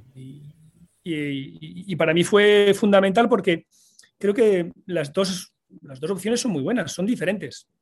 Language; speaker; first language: Spanish; early bilingual, heritage; Spanish